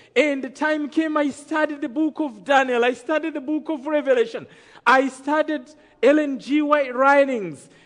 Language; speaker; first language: English; non-native, local second language; Kinyarwanda